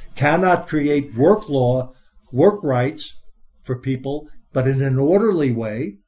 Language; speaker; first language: English; native; English